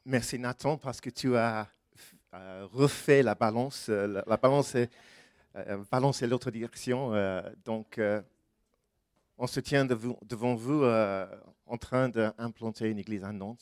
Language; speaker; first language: French; non-native, fluent; English